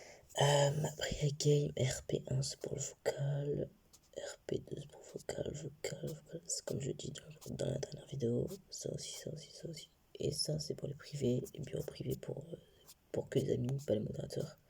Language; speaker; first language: French; native; French